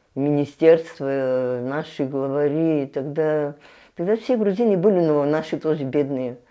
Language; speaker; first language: Russian; non-native, local second language; Abkhazian